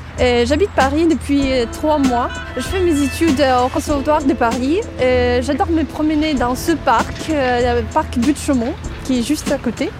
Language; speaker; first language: French; non-native, fluent; Russian